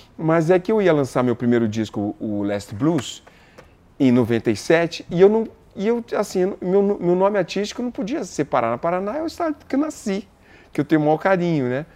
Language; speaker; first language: Portuguese; native; Portuguese